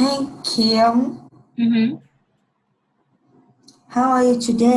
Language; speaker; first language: English; non-native, learner; Vietnamese